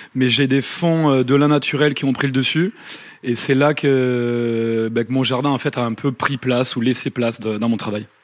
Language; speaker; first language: French; native; French